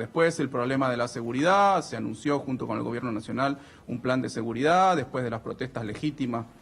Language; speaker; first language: Spanish; native; Spanish